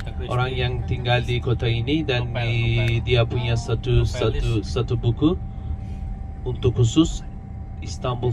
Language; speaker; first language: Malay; non-native, learner; Turkish